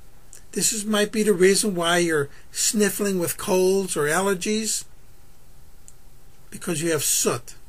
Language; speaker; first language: English; native; English